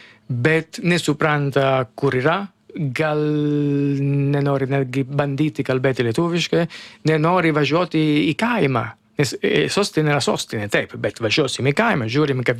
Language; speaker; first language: Lithuanian; non-native, learner; Italian